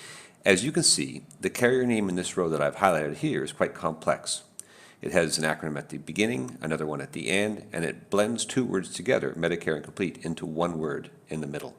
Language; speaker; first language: English; native; English